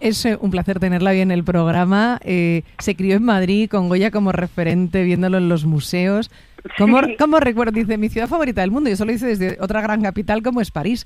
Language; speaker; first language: Spanish; native; Spanish